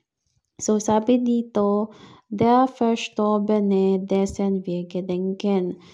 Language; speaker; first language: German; non-native, fluent; Filipino